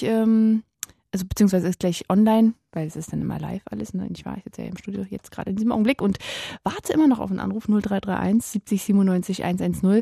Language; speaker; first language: German; native; German